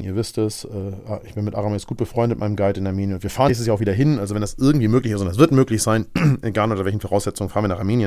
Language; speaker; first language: German; native; German